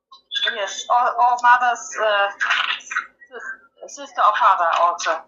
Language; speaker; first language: English; non-native, fluent; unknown